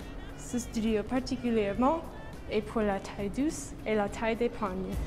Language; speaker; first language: French; non-native, learner; English